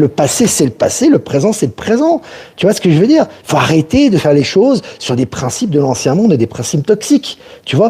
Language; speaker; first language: French; native; French